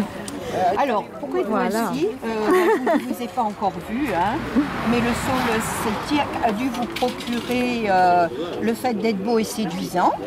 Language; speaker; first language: French; native; French